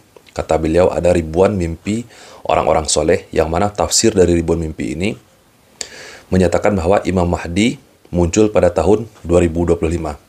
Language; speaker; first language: Indonesian; native; Indonesian